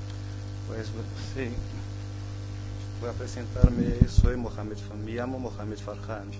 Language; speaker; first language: Spanish; non-native, learner; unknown